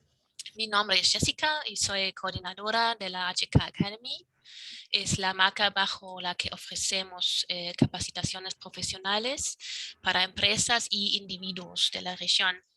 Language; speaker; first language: Spanish; non-native, fluent; German